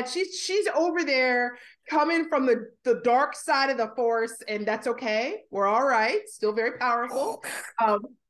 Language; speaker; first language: English; native; English